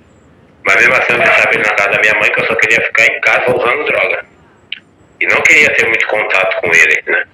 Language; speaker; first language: Portuguese; native; Portuguese